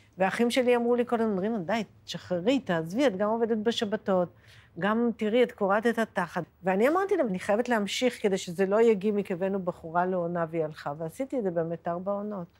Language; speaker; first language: Hebrew; native; Hebrew